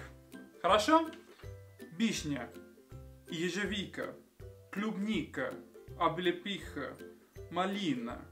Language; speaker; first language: Russian; non-native, fluent; Spanish